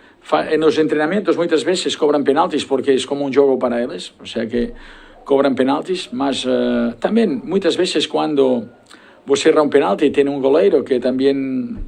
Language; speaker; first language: Portuguese; non-native, learner; Spanish